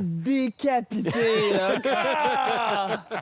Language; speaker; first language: French; native; French